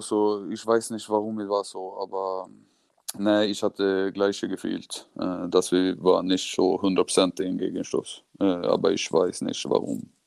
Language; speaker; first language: German; non-native, learner; Swedish